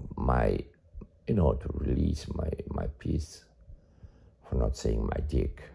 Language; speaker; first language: English; non-native, fluent; German